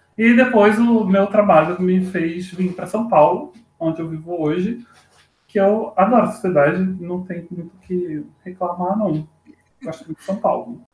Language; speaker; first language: Portuguese; native; Portuguese